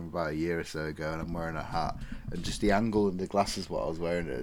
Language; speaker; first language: English; native; English